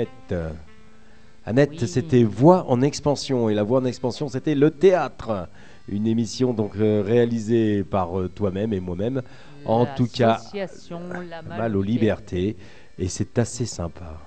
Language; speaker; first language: French; native; French